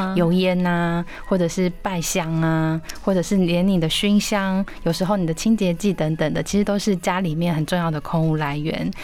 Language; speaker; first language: Chinese; native; Chinese